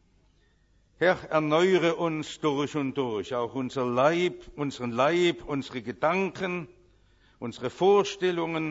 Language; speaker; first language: German; native; German